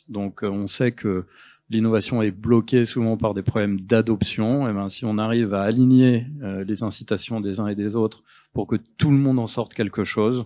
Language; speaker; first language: French; native; French